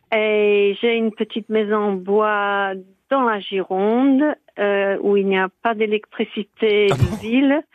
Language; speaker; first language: French; non-native, fluent; English